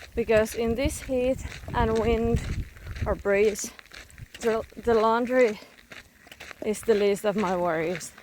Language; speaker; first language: English; non-native, fluent; Finnish